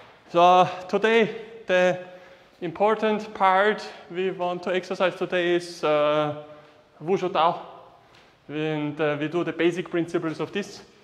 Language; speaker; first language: English; non-native, fluent; German